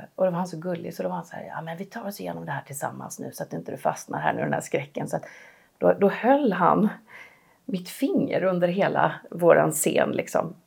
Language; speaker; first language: Swedish; native; Swedish